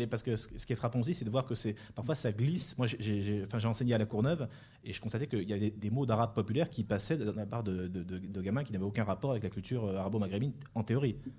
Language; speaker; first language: French; native; French